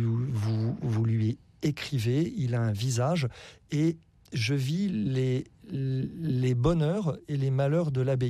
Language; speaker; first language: French; native; French